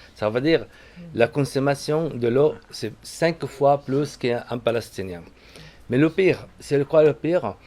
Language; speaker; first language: French; non-native, fluent; Arabic